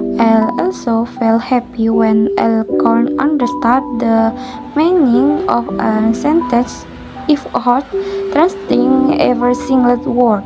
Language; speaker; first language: English; non-native, learner; Indonesian